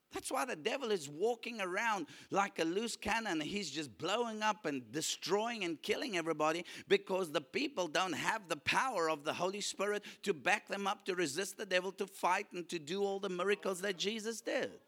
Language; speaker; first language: English; non-native, local second language; Afrikaans